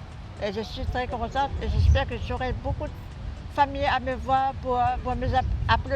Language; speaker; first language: French; non-native, local second language; Réunion Creole French